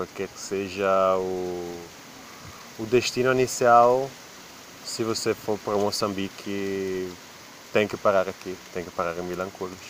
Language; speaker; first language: Portuguese; non-native, learner; Italian